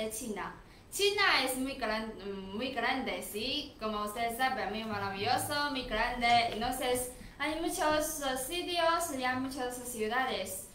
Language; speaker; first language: Spanish; non-native, learner; Chinese